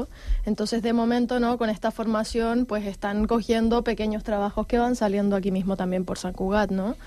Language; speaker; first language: Spanish; non-native, local second language; Catalan